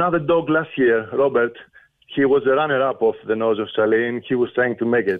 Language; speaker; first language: English; non-native, fluent; Greek